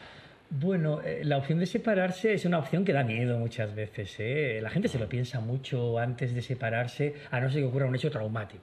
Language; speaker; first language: Spanish; native; Spanish